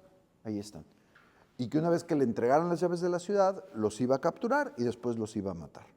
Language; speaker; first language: Spanish; native; Spanish